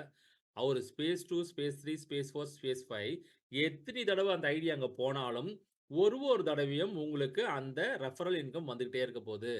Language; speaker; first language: Tamil; native; Tamil